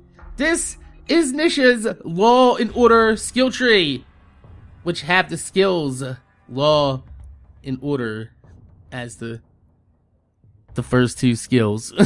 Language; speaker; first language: English; native; English